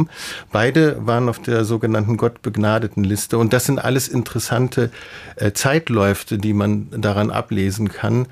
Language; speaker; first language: German; native; German